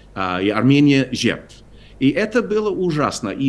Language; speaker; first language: Russian; non-native, fluent; English